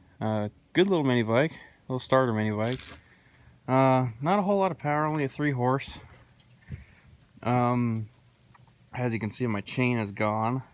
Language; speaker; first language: English; native; English